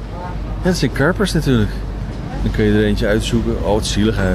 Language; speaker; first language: Dutch; native; Dutch